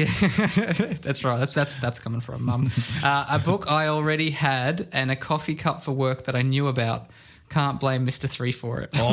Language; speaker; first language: English; native; English